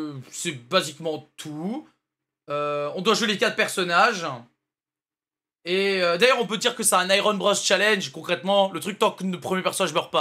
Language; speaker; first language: French; native; French